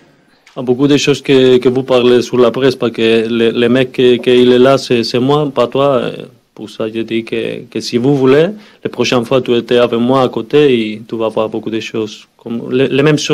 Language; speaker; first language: French; non-native, learner; Spanish